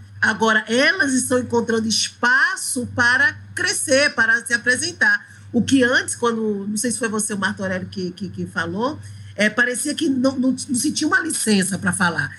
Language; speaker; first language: Portuguese; native; Portuguese